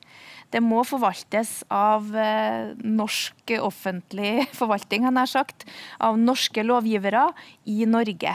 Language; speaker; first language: Norwegian; native; Norwegian